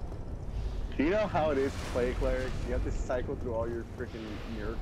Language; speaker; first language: English; native; English